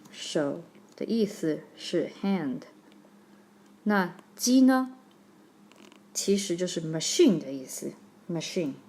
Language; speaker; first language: Chinese; non-native, fluent; English